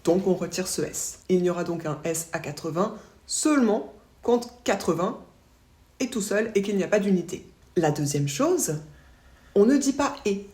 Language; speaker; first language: French; native; French